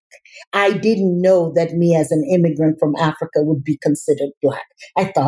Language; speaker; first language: English; native; English